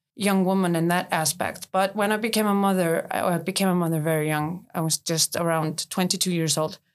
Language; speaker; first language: English; non-native, fluent; Icelandic